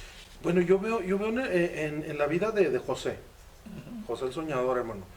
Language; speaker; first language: Spanish; native; Spanish